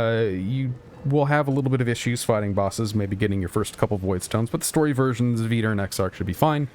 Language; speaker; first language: English; native; English